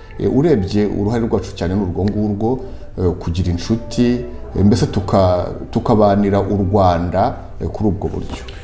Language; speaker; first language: Kinyarwanda; native; Kinyarwanda